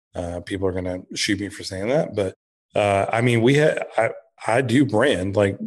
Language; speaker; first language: English; native; English